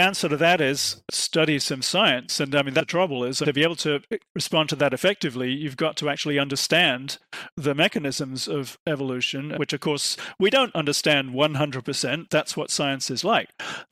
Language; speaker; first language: English; native; English